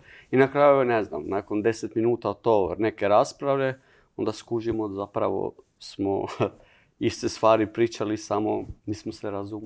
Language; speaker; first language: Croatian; non-native, learner; Albanian